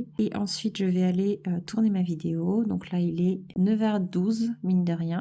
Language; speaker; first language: French; native; French